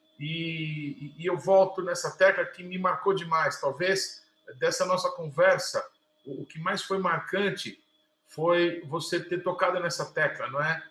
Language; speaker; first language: Portuguese; native; Portuguese